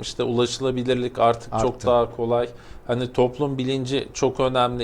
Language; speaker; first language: Turkish; native; Turkish